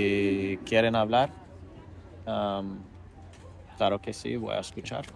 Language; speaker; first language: Spanish; non-native, fluent; English